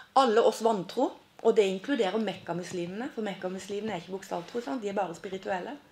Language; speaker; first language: Norwegian; native; Norwegian